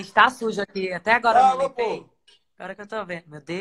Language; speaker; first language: Portuguese; native; Portuguese